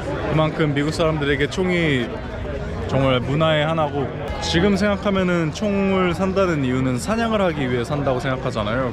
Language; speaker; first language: Korean; early bilingual, heritage; Korean